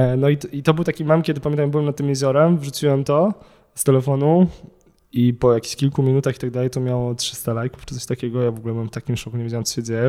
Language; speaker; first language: Polish; native; Polish